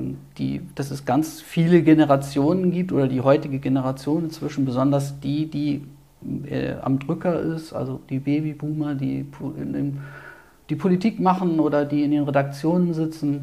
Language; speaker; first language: German; native; German